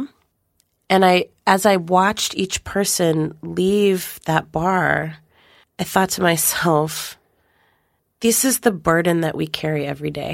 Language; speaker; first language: English; native; English